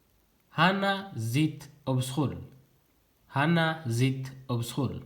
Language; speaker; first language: Dutch; non-native, learner; Tigrinya